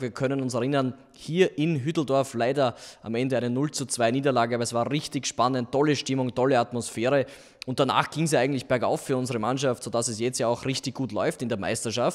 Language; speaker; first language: German; native; German